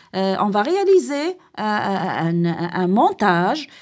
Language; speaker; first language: French; non-native, local second language; Arabic